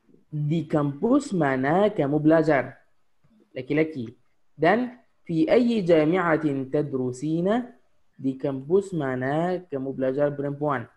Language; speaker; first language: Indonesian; non-native, fluent; Arabic